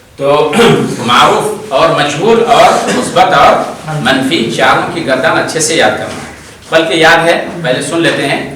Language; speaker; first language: Urdu; non-native, local second language; Bangla